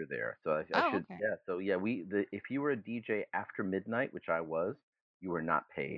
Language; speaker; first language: English; early bilingual, other home language; German